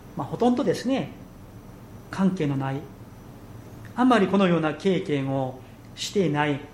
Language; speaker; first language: Japanese; non-native, fluent; Korean